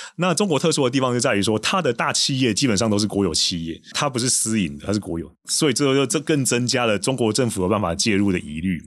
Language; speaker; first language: Chinese; native; Chinese